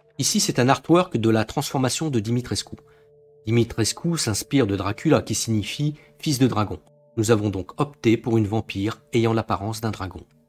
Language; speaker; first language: French; native; French